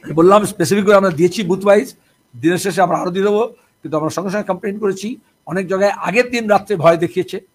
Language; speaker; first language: Bangla; native; Bangla